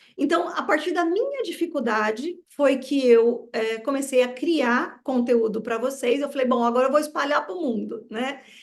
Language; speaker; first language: Portuguese; native; Portuguese